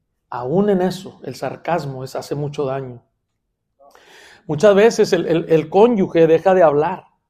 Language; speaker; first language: Spanish; native; Spanish